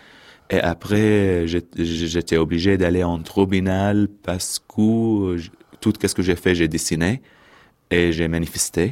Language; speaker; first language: French; non-native, fluent; Arabic